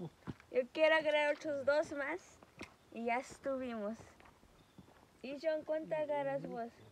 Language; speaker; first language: Spanish; early bilingual, heritage; Spanish